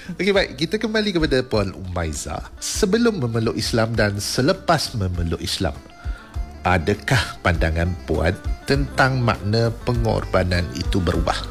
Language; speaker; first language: Malay; non-native, local second language; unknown